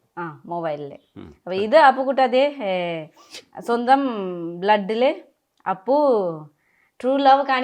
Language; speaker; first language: Malayalam; non-native, learner; Nepali